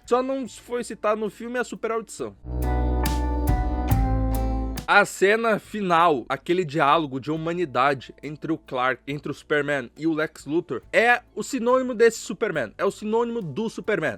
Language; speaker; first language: Portuguese; native; Portuguese